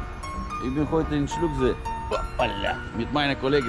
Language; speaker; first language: German; non-native, learner; Russian